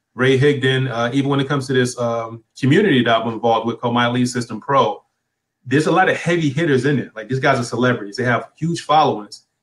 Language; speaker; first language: English; native; English